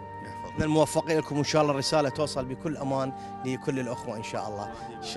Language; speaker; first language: Arabic; native; Arabic